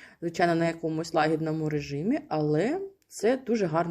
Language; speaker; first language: Ukrainian; native; Ukrainian